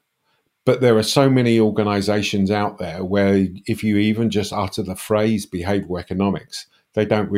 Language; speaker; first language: English; native; English